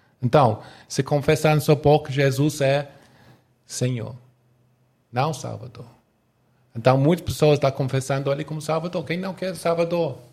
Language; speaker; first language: Portuguese; non-native, fluent; English